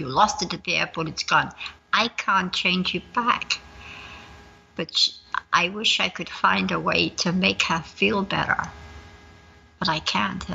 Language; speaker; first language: English; native; English